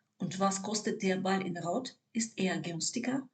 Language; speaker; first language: German; non-native, fluent; Ukrainian